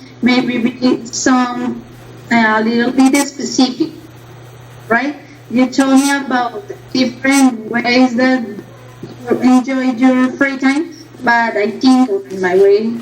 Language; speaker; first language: English; non-native, learner; Spanish